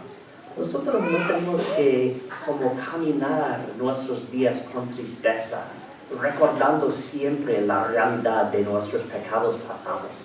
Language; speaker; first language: Spanish; non-native, fluent; English